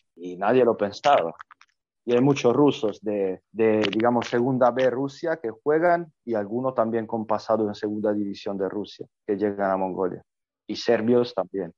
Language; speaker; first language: Spanish; non-native, fluent; Italian